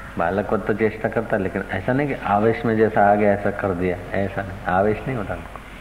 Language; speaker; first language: Hindi; non-native, local second language; Sindhi